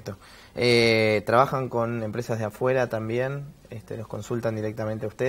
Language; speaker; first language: Spanish; native; Spanish